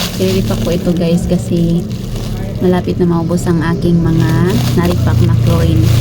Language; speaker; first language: Filipino; non-native, local second language; Cebuano